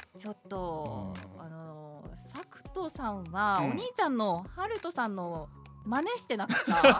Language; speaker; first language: Japanese; native; Japanese